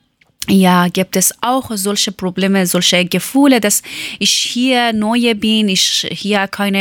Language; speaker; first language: German; non-native, learner; Persian